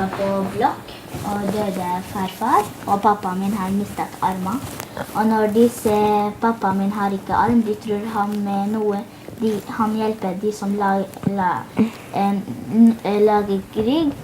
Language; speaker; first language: Norwegian; early bilingual, other home language; Arabic